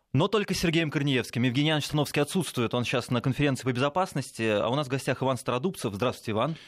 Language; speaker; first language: Russian; native; Russian